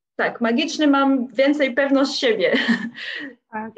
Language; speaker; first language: Polish; non-native, fluent; French